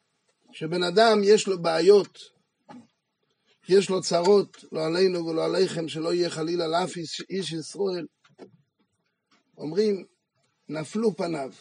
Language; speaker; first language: Hebrew; non-native, fluent; French